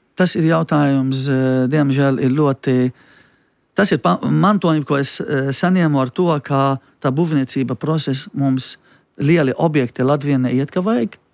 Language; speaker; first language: Latvian; non-native, fluent; Arabic